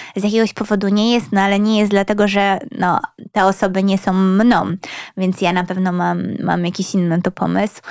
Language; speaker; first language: Polish; early bilingual, heritage; Polish